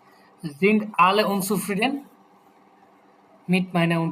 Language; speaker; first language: German; non-native, fluent; Bangla